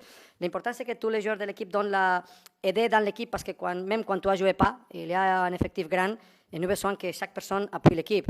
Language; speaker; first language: French; non-native, learner; Spanish